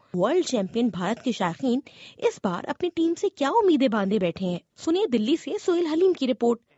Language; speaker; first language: Urdu; native; Urdu